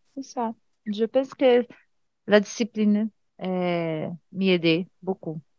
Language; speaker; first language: French; non-native, learner; Portuguese